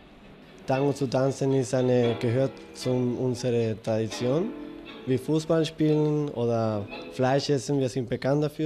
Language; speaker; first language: German; non-native, learner; Spanish